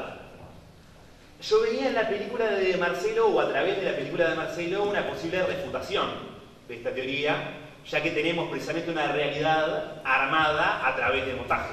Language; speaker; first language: Spanish; native; Spanish